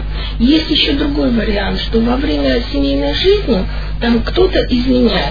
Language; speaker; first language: Russian; native; Russian